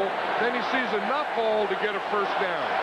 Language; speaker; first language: English; native; English